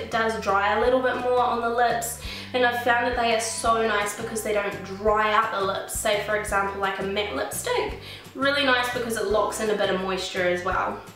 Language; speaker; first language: English; native; English